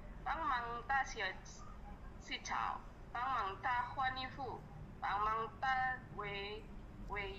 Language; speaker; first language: Chinese; non-native, learner; Indonesian